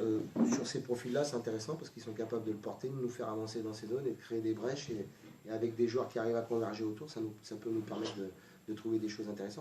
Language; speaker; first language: French; native; French